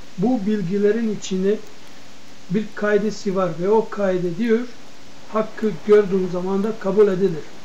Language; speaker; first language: Turkish; non-native, learner; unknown